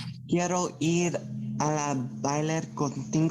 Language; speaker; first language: Spanish; non-native, learner; English